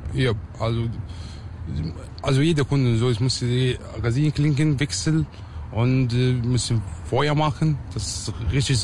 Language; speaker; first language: German; non-native, learner; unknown